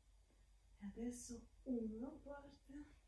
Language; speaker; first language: Italian; non-native, learner; Russian